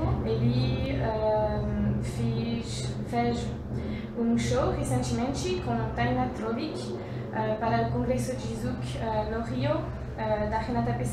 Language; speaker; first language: Portuguese; non-native, learner; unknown